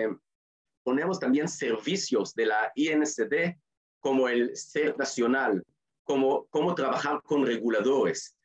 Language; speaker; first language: Spanish; non-native, fluent; Hebrew